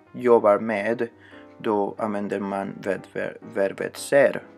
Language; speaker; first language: Swedish; non-native, fluent; Spanish